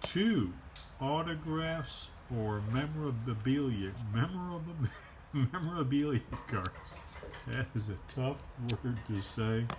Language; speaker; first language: English; native; English